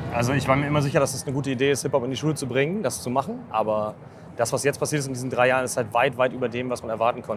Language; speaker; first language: German; native; German